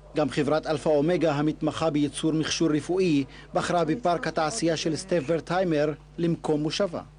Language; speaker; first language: Hebrew; non-native, local second language; Arabic